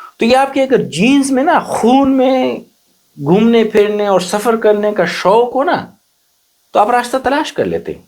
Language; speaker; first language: Urdu; non-native, local second language; Pashto